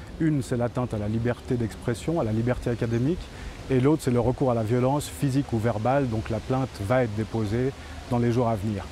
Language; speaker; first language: French; native; French